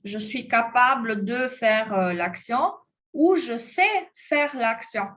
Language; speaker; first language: French; non-native, fluent; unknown